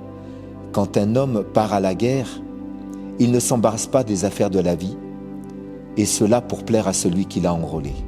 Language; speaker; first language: French; native; French